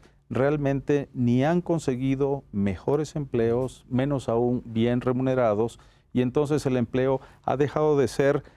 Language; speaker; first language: Spanish; native; Spanish